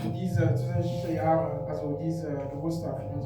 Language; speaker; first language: German; non-native, learner; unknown